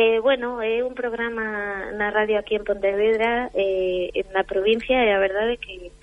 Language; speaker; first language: Galician; non-native, local second language; Spanish